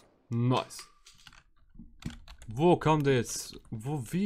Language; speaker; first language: German; native; German